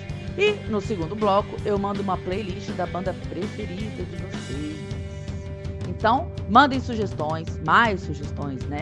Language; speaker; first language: Portuguese; native; Portuguese